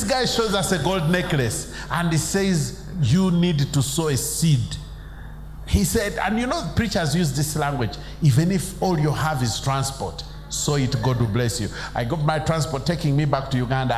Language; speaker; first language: English; non-native, local second language; Ganda